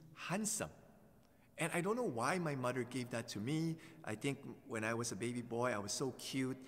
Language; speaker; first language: English; non-native, local second language; Filipino